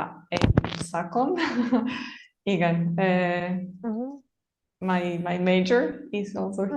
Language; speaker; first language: Hungarian; non-native, learner; Spanish